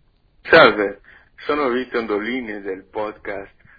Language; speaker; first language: Italian; non-native, fluent; Portuguese